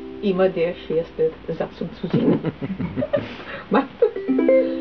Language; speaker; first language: German; non-native, learner; Dutch